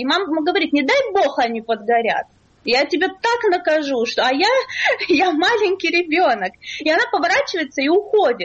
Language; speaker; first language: Russian; native; Russian